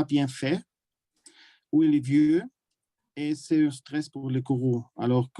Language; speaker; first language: French; non-native, learner; German